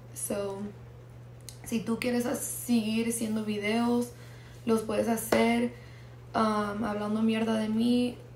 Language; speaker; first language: Spanish; early bilingual, heritage; Spanish